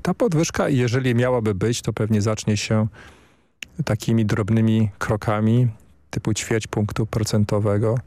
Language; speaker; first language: Polish; native; Polish